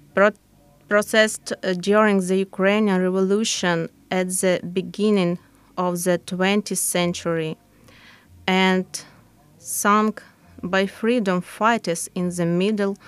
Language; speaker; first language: English; non-native, fluent; Ukrainian